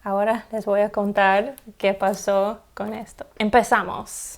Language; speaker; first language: Spanish; non-native, fluent; English